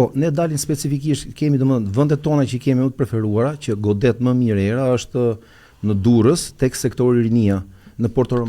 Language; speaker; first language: Albanian; native; Albanian